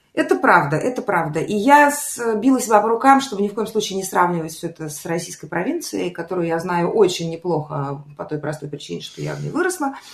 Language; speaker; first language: Russian; native; Russian